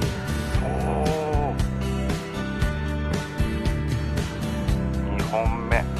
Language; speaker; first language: Japanese; native; Japanese